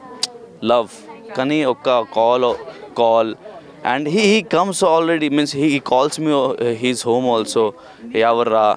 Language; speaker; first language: Telugu; non-native, learner; Hindi